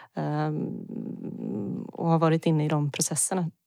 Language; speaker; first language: Swedish; early bilingual, other home language; Bosnian